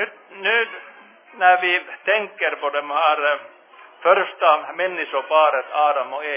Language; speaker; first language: Swedish; non-native, fluent; Finnish